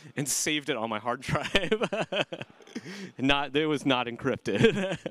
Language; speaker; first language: English; native; English